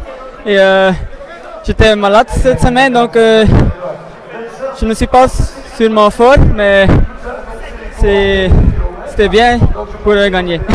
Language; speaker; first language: French; non-native, learner; Dutch